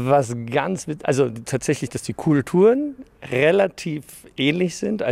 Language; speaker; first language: German; non-native, fluent; English